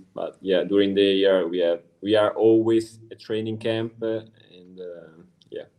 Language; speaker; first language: English; non-native, learner; Italian